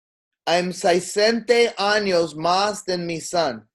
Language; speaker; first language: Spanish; non-native, learner; English